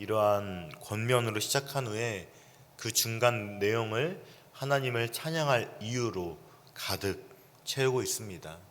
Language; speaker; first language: Korean; native; Korean